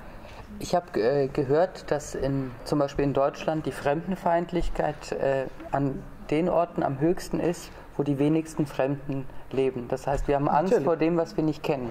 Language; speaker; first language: German; native; German